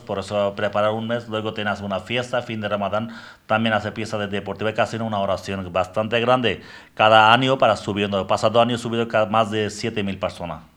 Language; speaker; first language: Spanish; non-native, learner; Bangla